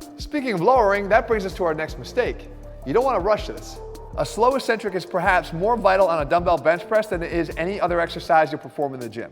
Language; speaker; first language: English; native; English